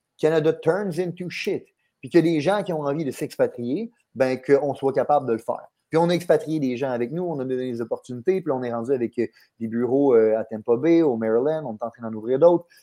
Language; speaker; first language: French; native; French